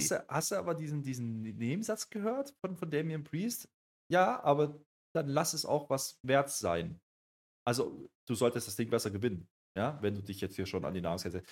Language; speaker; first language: German; native; German